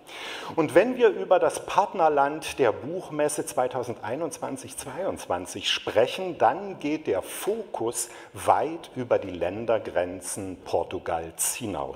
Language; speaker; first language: German; native; German